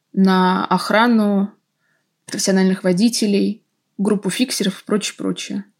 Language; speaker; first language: Russian; native; Russian